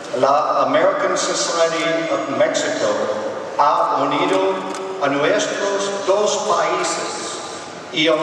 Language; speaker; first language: Spanish; non-native, learner; English